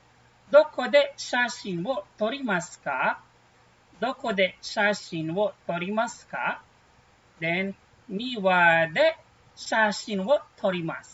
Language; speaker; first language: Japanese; non-native, fluent; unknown